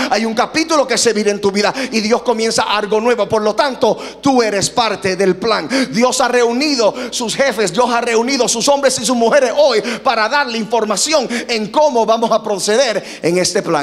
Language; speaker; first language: Spanish; native; Spanish